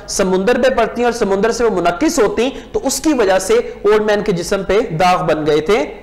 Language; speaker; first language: Urdu; non-native, local second language; Punjabi